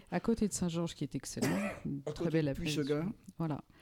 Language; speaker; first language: French; native; French